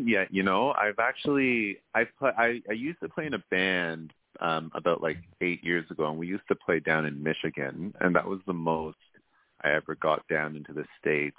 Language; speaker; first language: English; native; English